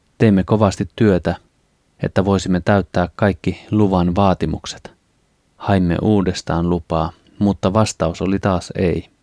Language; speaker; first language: Finnish; native; Finnish